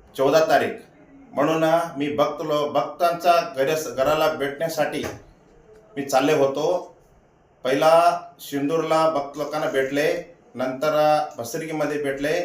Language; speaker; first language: Marathi; non-native, local second language; Kannada